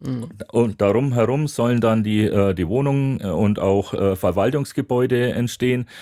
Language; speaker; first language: German; native; German